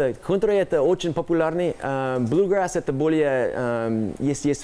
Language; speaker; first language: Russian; non-native, learner; English